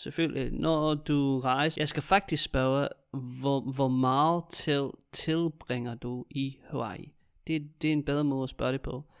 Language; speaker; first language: Danish; native; Danish